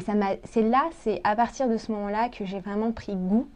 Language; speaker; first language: French; early bilingual, other home language; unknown